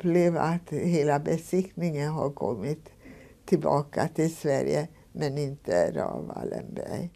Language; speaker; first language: Swedish; non-native, fluent; Hungarian